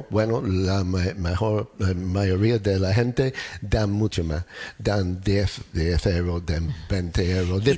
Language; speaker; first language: Spanish; non-native, learner; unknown